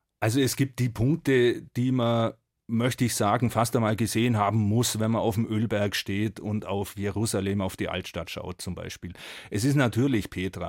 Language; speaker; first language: German; native; German